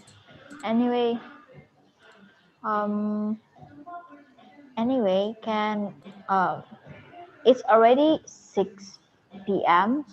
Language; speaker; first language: English; non-native, fluent; Indonesian